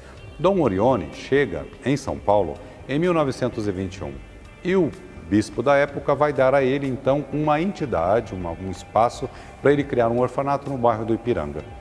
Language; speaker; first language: Portuguese; native; Portuguese